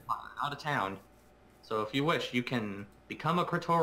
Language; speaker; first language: English; native; English